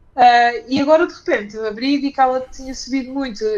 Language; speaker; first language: Portuguese; early bilingual, other home language; Ukrainian